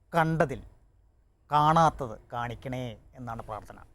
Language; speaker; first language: Malayalam; non-native, local second language; Tamil